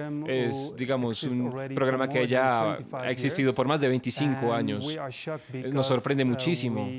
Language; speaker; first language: Spanish; non-native, fluent; Dutch